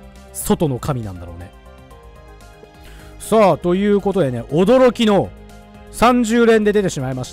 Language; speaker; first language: Japanese; native; Japanese